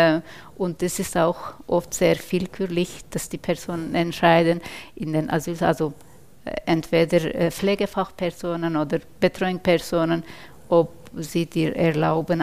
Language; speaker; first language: German; non-native, fluent; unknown